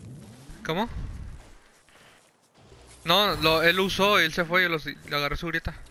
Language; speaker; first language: Spanish; native; Spanish